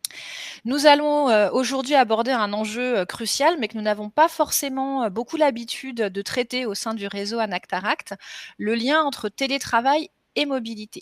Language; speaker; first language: French; native; French